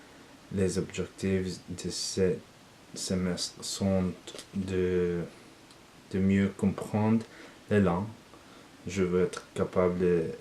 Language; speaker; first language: French; non-native, learner; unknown